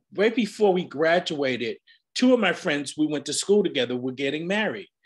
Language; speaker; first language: English; native; English